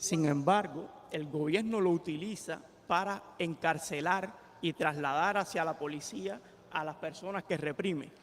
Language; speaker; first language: Spanish; native; Spanish